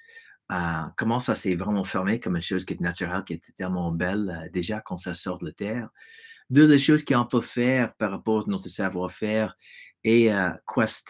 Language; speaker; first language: French; non-native, fluent; English